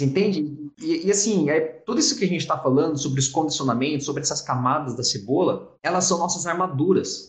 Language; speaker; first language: Portuguese; native; Portuguese